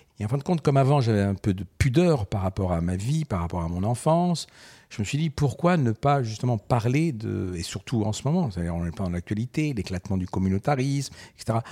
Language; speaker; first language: French; early bilingual, other home language; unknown